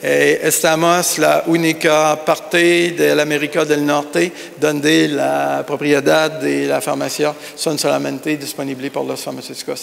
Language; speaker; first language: Spanish; non-native, learner; French